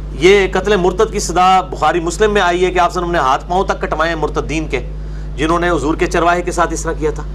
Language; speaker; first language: Urdu; non-native, local second language; Punjabi